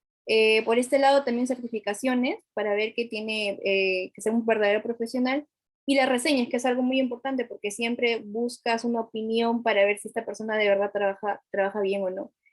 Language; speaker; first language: Spanish; native; Spanish